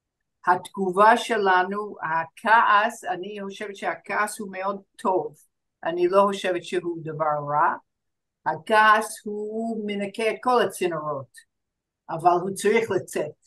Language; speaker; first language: Hebrew; non-native, fluent; English